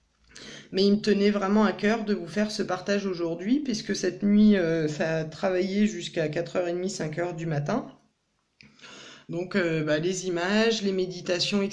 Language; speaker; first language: French; native; French